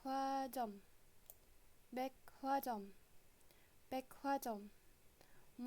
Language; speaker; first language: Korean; non-native, fluent; Indonesian